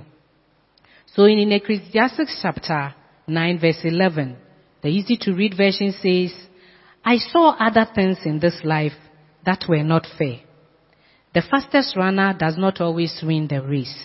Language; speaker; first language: English; non-native, local second language; Akan